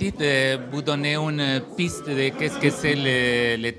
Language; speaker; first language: French; non-native, learner; Spanish